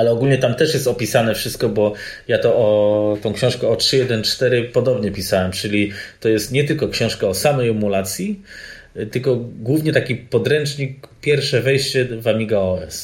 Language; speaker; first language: Polish; native; Polish